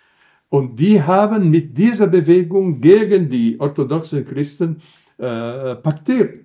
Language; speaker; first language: German; non-native, fluent; Arabic